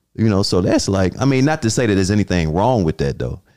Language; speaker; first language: English; native; English